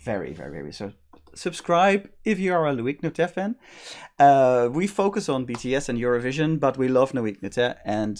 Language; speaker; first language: English; non-native, fluent; Dutch